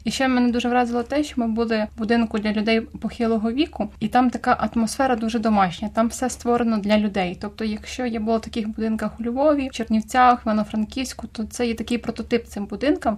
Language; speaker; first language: Ukrainian; native; Ukrainian